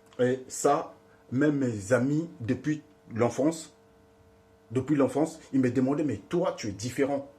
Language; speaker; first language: French; non-native, local second language; Lingala